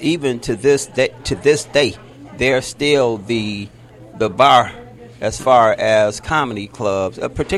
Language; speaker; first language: English; native; English